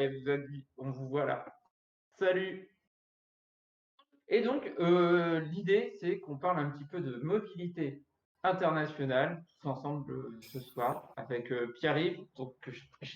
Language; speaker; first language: French; native; French